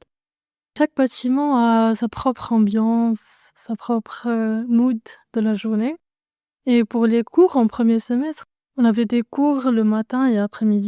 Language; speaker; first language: French; non-native, fluent; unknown